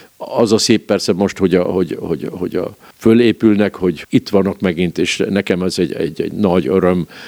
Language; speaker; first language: Hungarian; early bilingual, heritage; Hungarian